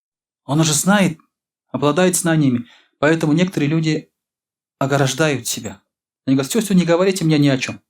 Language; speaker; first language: Russian; non-native, local second language; Tatar